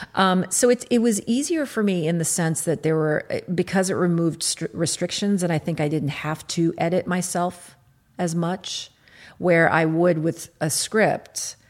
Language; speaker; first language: English; early bilingual, other home language; Arabic